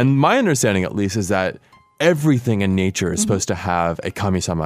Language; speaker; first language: English; native; English